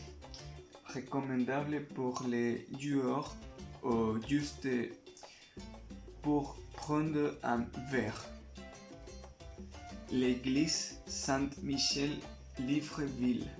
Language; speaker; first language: French; non-native, learner; Spanish